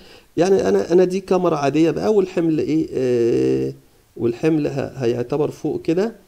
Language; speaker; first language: Arabic; native; Arabic